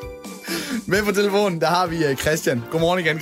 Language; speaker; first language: Danish; native; Danish